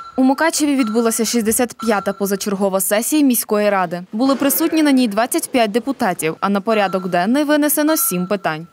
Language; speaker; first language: Ukrainian; native; Ukrainian